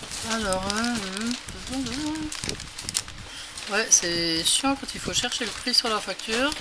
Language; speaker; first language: French; native; French